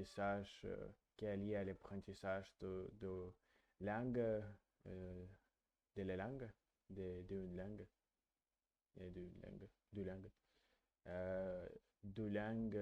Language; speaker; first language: French; non-native, learner; English